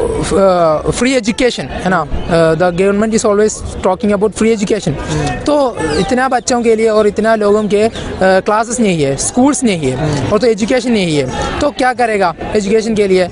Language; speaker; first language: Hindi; non-native, local second language; Malayalam